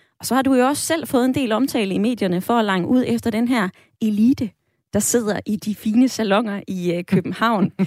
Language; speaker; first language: Danish; native; Danish